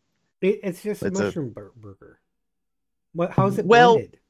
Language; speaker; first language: English; native; English